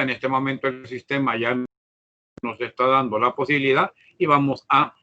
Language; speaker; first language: Spanish; native; Spanish